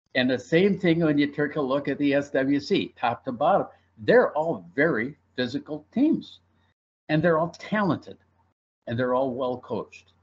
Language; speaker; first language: English; native; English